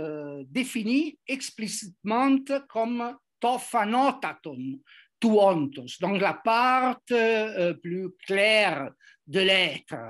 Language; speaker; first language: French; non-native, fluent; Italian